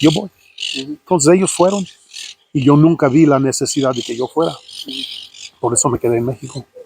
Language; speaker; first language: Spanish; non-native, fluent; English